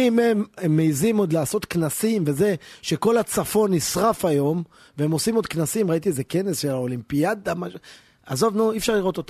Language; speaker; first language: Hebrew; native; Hebrew